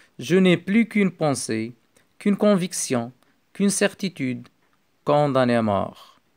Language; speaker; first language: French; non-native, local second language; Arabic